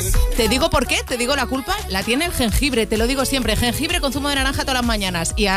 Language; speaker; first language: Spanish; native; Spanish